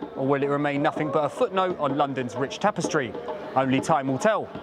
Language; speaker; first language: English; native; English